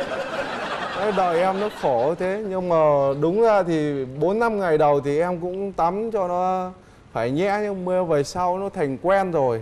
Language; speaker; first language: Vietnamese; native; Vietnamese